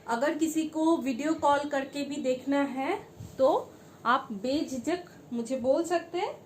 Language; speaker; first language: Hindi; non-native, local second language; Bangla